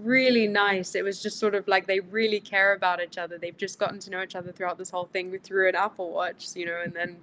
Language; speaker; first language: English; early bilingual, other home language; Greek